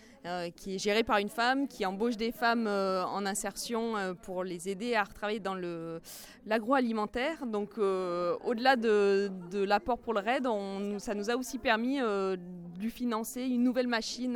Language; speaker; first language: French; native; French